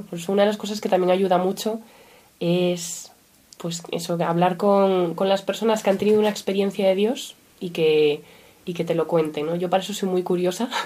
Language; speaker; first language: Spanish; native; Spanish